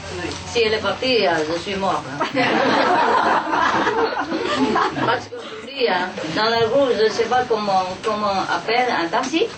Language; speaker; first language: French; non-native, learner; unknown